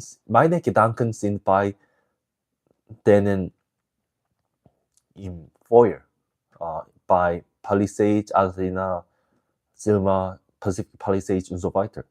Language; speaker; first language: German; non-native, learner; English